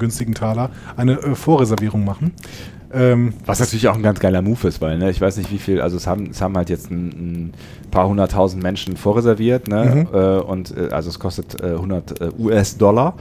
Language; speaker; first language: German; native; German